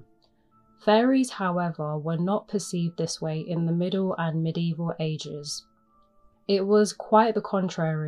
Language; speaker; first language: English; native; English